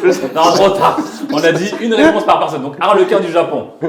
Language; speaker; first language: French; native; French